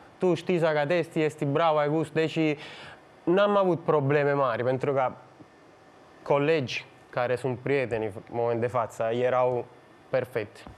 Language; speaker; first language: Romanian; non-native, fluent; Italian